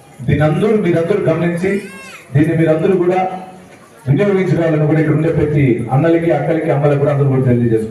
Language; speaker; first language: Telugu; native; Telugu